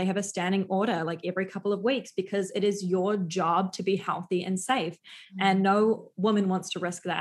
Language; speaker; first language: English; native; English